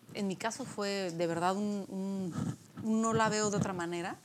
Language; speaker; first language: Spanish; early bilingual, other home language; Polish